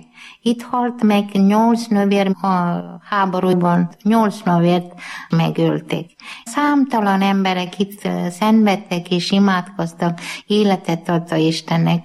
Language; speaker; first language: Hungarian; non-native, learner; Malayalam